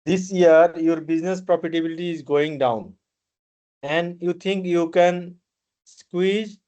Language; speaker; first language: English; non-native, local second language; Bangla